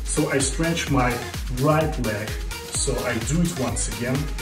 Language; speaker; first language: English; non-native, fluent; Russian